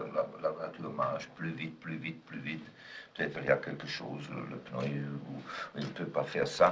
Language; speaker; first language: French; non-native, fluent; German